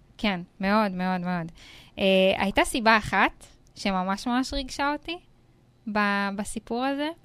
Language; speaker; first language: Hebrew; native; Hebrew